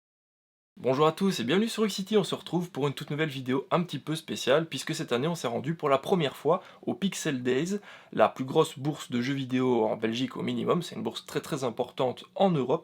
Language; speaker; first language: French; native; French